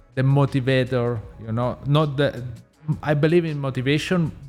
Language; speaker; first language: English; non-native, learner; Italian